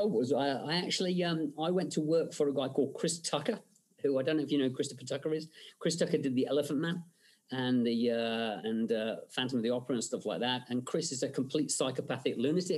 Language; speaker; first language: English; native; English